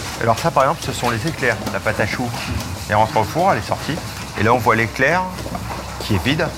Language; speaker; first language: French; native; French